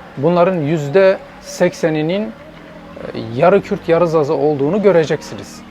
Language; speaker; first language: Turkish; non-native, local second language; Zaza